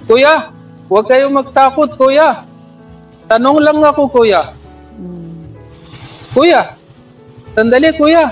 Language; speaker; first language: Filipino; non-native, learner; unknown